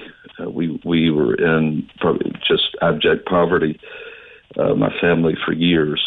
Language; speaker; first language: English; native; English